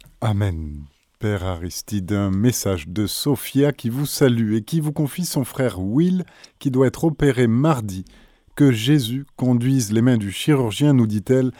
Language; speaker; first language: French; native; French